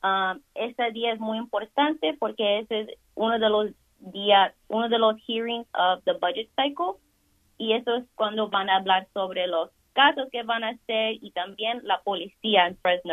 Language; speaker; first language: Spanish; early bilingual, heritage; Spanish